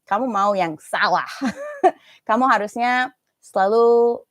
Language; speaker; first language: Indonesian; non-native, fluent; English